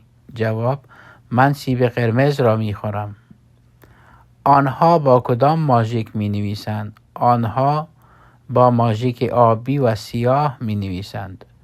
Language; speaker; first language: Persian; non-native, fluent; Urdu